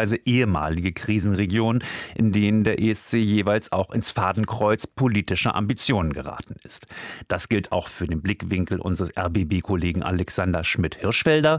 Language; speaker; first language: German; native; German